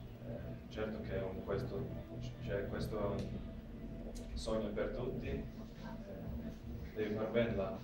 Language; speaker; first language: Italian; non-native, learner; Latvian